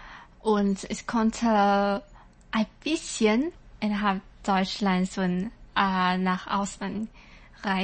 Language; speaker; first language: German; non-native, learner; Chinese